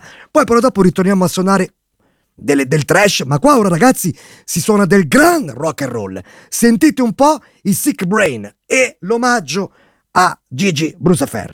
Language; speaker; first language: Italian; native; Italian